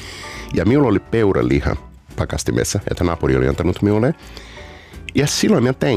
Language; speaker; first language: Finnish; non-native, learner; Portuguese